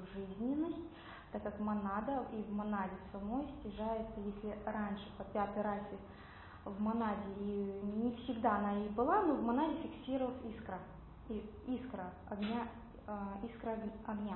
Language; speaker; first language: Russian; native; Russian